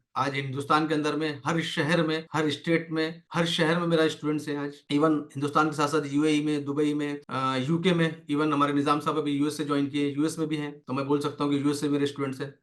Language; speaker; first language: Hindi; native; Hindi